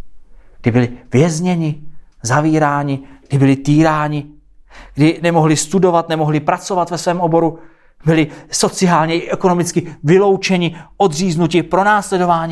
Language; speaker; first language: Czech; native; Czech